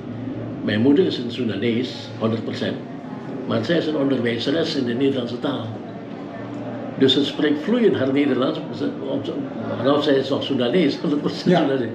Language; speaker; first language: Dutch; early bilingual, heritage; Dutch